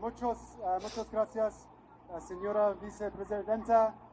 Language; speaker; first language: Spanish; non-native, learner; English